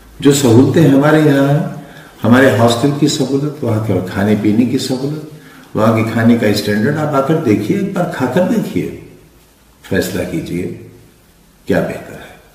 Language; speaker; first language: Urdu; native; Urdu